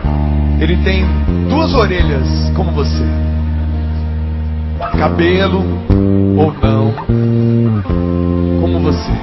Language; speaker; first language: Portuguese; native; Portuguese